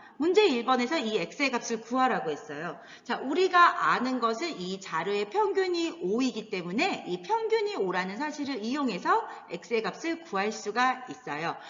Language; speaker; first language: Korean; native; Korean